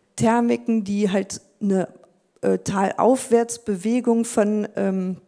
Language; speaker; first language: German; native; German